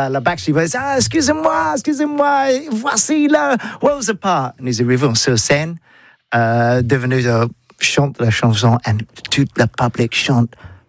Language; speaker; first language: French; non-native, learner; English